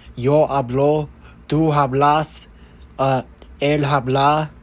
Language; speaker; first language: Spanish; non-native, learner; English